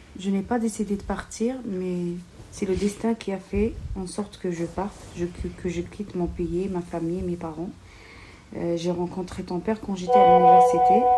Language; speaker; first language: French; non-native, local second language; Kabyle